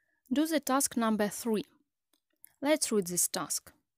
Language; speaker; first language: English; non-native, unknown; Ukrainian